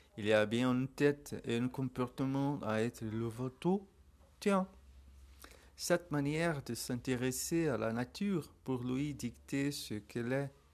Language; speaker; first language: French; non-native, learner; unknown